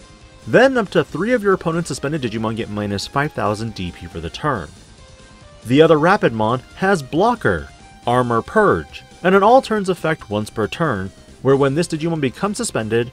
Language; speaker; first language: English; native; English